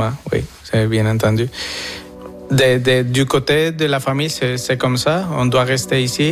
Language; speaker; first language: French; non-native, fluent; Spanish